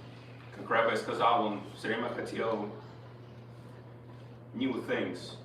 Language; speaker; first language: Russian; early bilingual, heritage; Russian